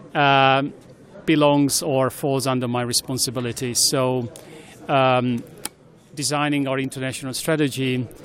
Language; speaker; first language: English; non-native, fluent; Hungarian